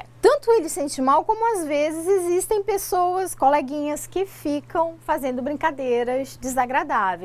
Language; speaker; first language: Portuguese; native; Portuguese